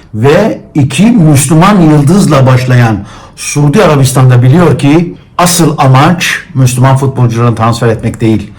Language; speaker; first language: Turkish; native; Turkish